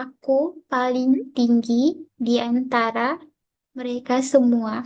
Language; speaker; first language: Indonesian; non-native, learner; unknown